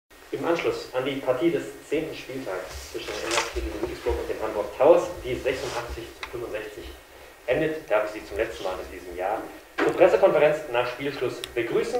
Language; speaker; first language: German; native; German